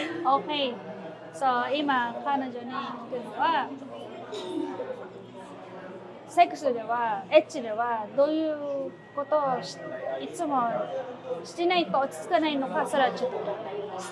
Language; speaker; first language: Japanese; non-native, fluent; Filipino